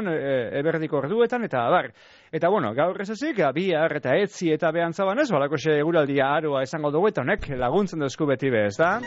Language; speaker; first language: Basque; native; Basque